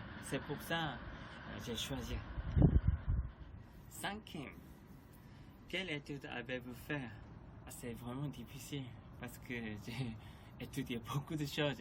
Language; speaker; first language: French; non-native, learner; Korean